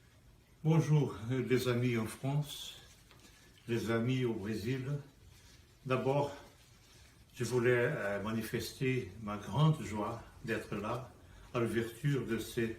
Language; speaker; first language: French; non-native, fluent; Portuguese